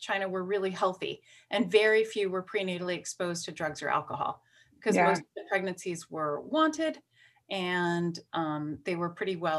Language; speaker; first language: English; native; English